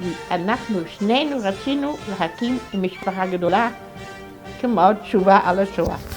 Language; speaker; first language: Hebrew; non-native, fluent; German